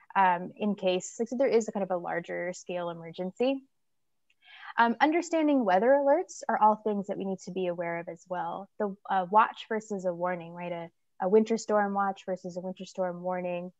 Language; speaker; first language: English; native; English